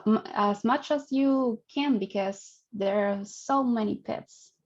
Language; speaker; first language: English; non-native, learner; Spanish